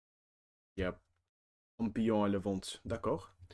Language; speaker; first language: French; non-native, learner; Russian